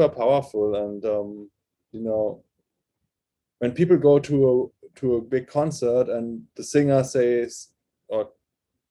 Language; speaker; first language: English; non-native, fluent; German